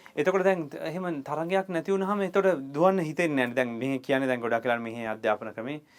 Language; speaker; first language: Sinhala; native; Sinhala